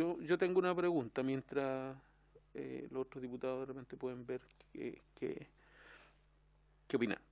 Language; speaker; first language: Spanish; native; Spanish